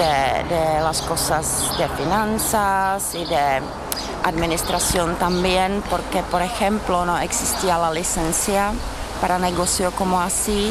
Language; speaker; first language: Spanish; non-native, fluent; Czech